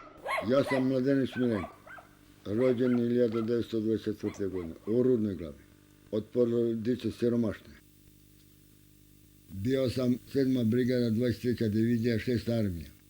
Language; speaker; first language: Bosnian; non-native, local second language; Romanian